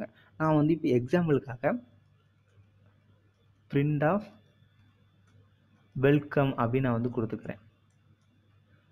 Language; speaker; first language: Tamil; native; Tamil